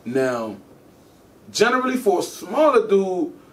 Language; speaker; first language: English; native; English